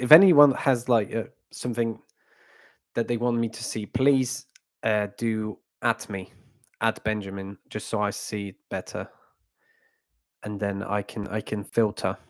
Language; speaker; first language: English; non-native, fluent; Polish